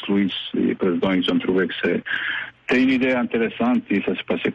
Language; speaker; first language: French; non-native, fluent; Bosnian